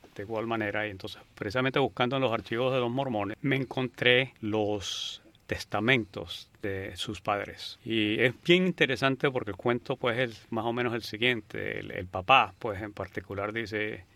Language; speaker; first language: Spanish; native; Spanish